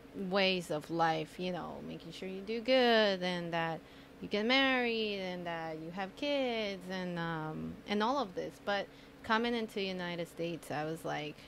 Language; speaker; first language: English; non-native, fluent; Spanish